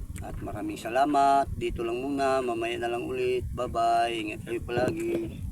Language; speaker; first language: Filipino; non-native, local second language; Cebuano